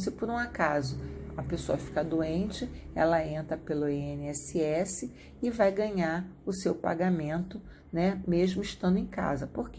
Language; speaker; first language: Portuguese; native; Portuguese